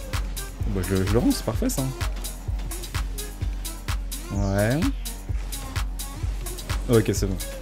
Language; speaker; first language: French; native; French